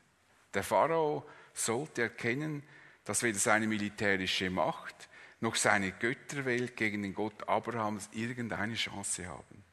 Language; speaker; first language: German; native; German